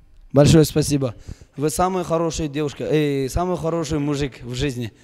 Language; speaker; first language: Russian; non-native, local second language; Uzbek